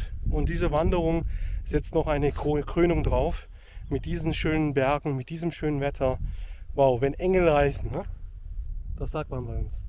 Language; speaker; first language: German; native; German